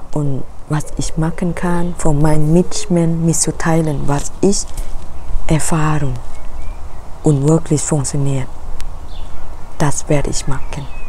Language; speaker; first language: German; non-native, learner; Thai